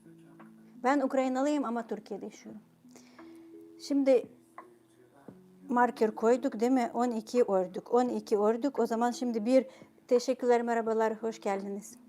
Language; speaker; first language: Turkish; non-native, fluent; Ukrainian